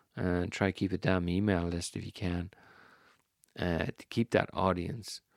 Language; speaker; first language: English; native; English